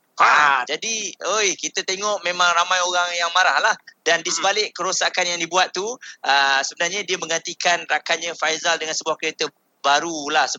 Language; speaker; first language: Malay; native; Malay